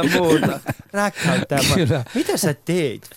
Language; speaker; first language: Finnish; early bilingual, other home language; Persian